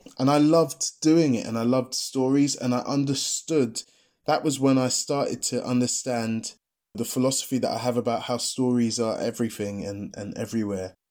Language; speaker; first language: English; native; English